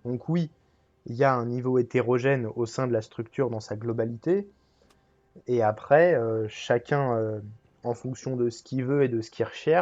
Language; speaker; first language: French; native; French